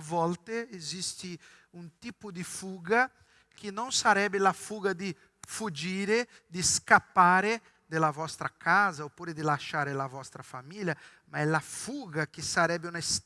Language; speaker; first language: Italian; non-native, fluent; Portuguese